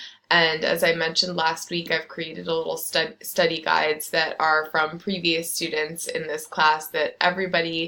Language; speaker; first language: English; native; English